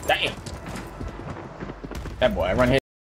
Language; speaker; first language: English; native; English